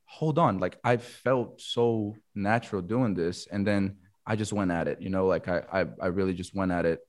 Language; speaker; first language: English; non-native, fluent; Portuguese